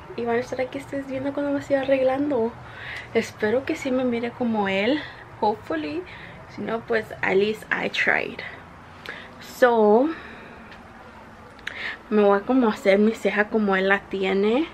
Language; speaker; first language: Spanish; early bilingual, heritage; Spanish